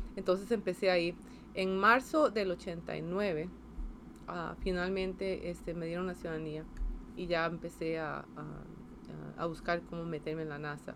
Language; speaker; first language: Spanish; native; Spanish